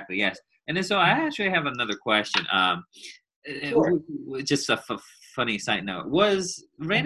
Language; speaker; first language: English; non-native, fluent; Chinese